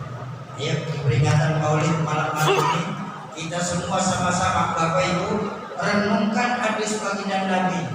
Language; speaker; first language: Indonesian; native; Indonesian